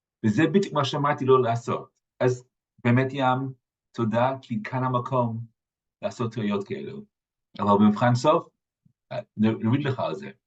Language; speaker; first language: Hebrew; non-native, fluent; English